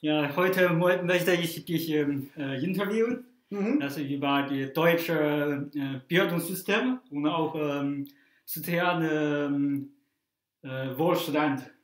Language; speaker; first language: German; non-native, fluent; Chinese